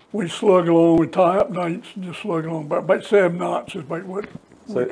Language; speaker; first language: English; native; English